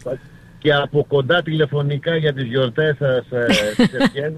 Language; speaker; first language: Greek; native; Greek